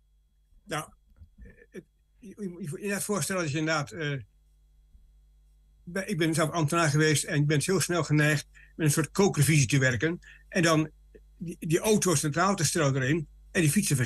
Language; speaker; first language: Dutch; native; Dutch